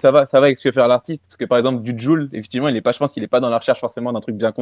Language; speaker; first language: French; native; French